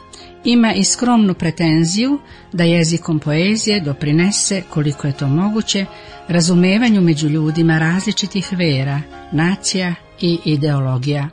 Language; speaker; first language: Serbian; native; Serbian